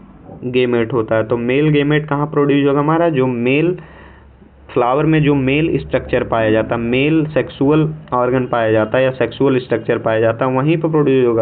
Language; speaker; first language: Hindi; native; Hindi